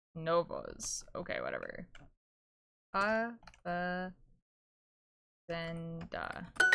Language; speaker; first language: Portuguese; non-native, learner; English